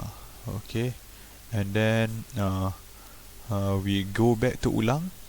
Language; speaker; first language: English; non-native, local second language; Malay